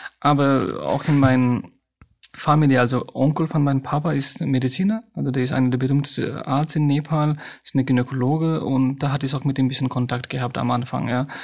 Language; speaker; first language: German; non-native, fluent; Nepali